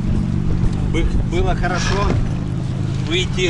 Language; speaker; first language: Russian; non-native, local second language; Lithuanian